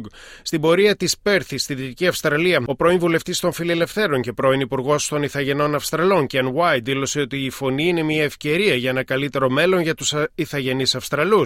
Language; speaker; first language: Greek; native; Greek